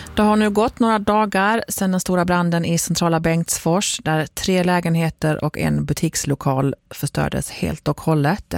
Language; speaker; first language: Swedish; native; Swedish